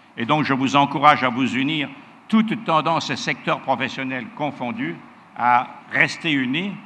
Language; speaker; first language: French; native; French